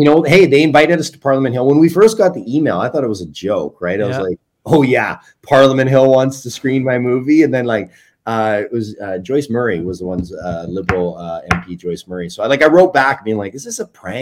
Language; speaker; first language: English; native; English